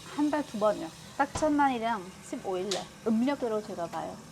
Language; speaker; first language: Korean; non-native, fluent; Vietnamese